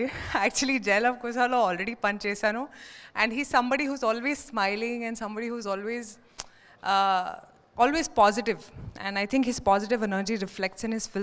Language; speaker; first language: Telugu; non-native, learner; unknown